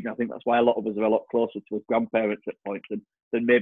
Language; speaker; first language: English; native; English